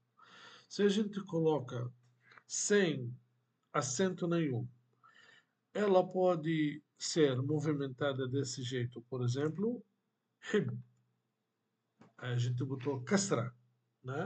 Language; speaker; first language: Portuguese; non-native, fluent; Arabic